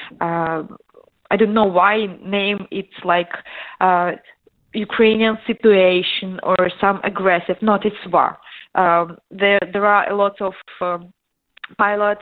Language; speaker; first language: English; non-native, learner; Ukrainian